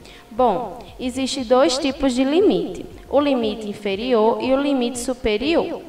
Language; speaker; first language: Portuguese; native; Portuguese